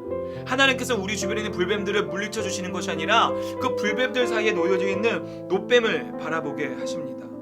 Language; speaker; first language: Korean; native; Korean